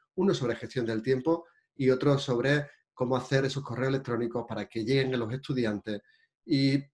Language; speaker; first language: Spanish; native; Spanish